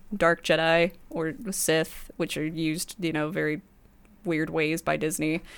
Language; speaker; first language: English; early bilingual, other home language; Spanish